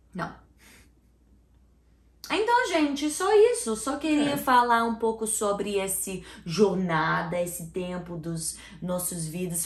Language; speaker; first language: Portuguese; non-native, learner; English